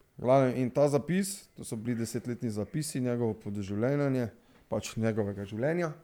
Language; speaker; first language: Slovenian; non-native, local second language; Serbian